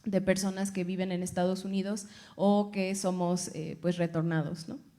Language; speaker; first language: Spanish; early bilingual, other home language; English